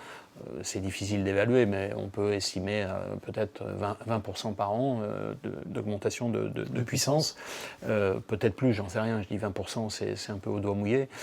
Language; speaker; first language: French; native; French